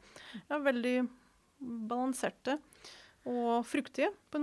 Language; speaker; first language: Norwegian; non-native, fluent; Ukrainian